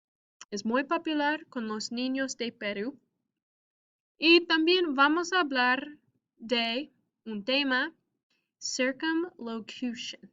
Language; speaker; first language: Spanish; non-native, fluent; English